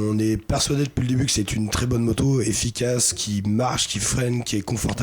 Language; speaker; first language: French; native; French